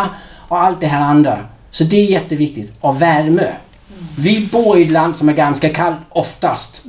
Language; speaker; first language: Swedish; non-native, fluent; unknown